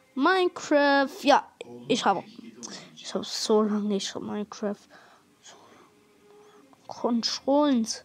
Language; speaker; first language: German; non-native, learner; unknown